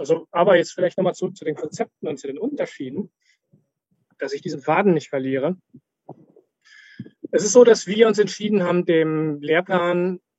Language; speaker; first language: German; native; German